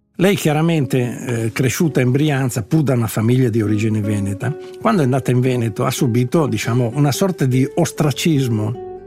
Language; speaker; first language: Italian; native; Italian